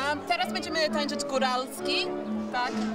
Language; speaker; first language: Polish; early bilingual, heritage; Polish